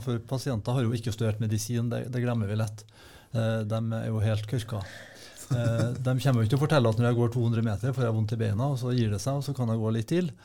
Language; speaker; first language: Norwegian; native; Norwegian